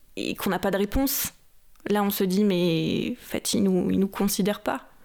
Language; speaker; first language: French; native; French